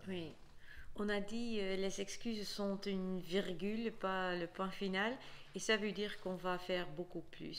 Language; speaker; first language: French; non-native, fluent; Dutch